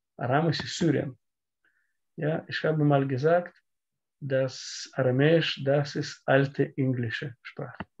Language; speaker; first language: German; non-native, learner; Russian